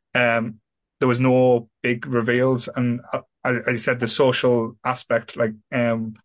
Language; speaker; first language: English; native; English